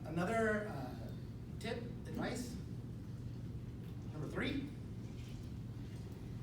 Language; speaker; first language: English; non-native, fluent; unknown